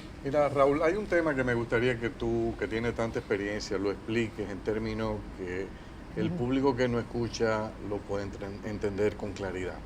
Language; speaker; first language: Spanish; native; Spanish